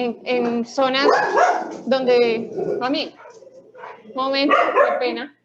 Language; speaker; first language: Spanish; native; Spanish